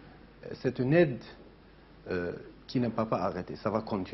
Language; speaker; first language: French; non-native, fluent; Armenian